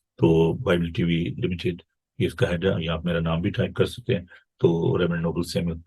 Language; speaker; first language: Urdu; native; Urdu